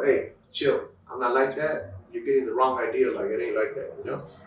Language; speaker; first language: English; early bilingual, other home language; Spanish